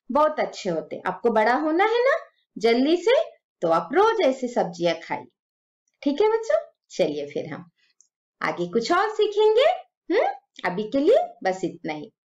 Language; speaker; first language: Hindi; native; Hindi